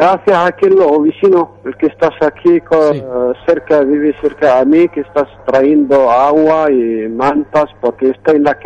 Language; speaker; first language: Spanish; non-native, fluent; Arabic